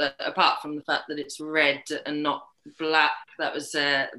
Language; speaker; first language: English; native; English